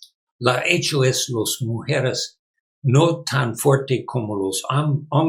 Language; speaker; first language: Spanish; non-native, learner; English